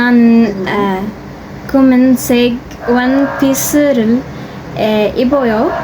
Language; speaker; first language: Korean; non-native, learner; Arabic